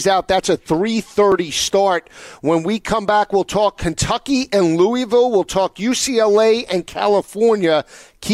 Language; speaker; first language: English; native; English